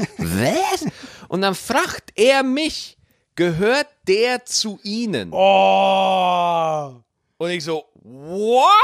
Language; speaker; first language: German; native; German